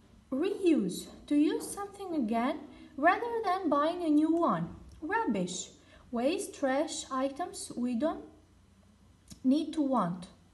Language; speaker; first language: English; non-native, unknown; Albanian